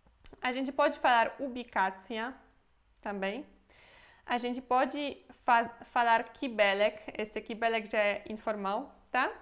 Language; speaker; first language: Portuguese; non-native, fluent; Polish